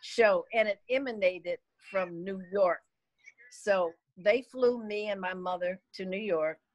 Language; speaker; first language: English; native; English